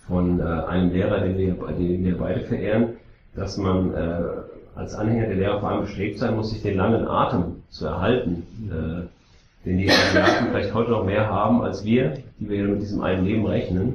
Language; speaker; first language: German; native; German